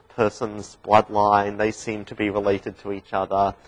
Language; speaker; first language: English; native; English